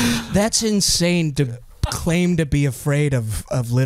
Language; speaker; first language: English; native; English